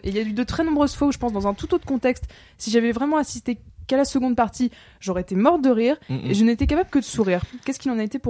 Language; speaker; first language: French; native; French